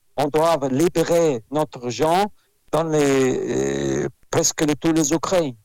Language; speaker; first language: French; non-native, fluent; Russian